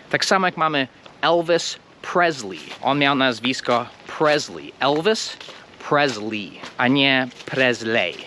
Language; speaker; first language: Polish; non-native, fluent; English